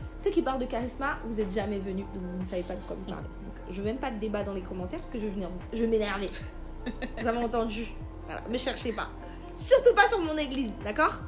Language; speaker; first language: French; early bilingual, other home language; Lingala